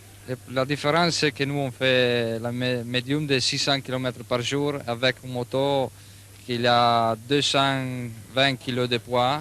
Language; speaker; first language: French; non-native, fluent; Italian